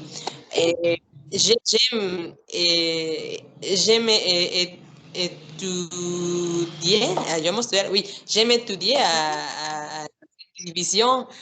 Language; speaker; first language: French; non-native, fluent; Spanish